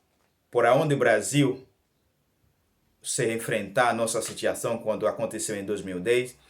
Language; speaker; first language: Portuguese; non-native, learner; Haitian Creole